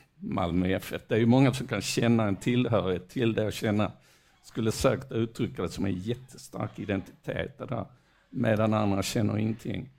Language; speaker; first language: Swedish; native; Swedish